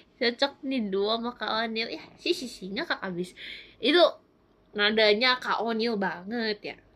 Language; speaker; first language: Indonesian; native; Indonesian